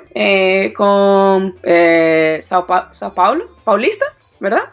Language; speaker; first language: Portuguese; non-native, learner; Spanish